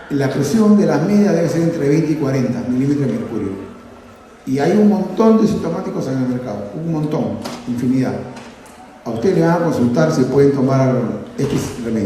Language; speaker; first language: Spanish; native; Spanish